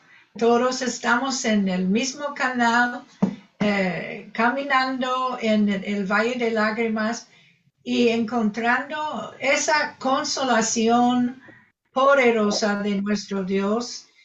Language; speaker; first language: Spanish; non-native, fluent; English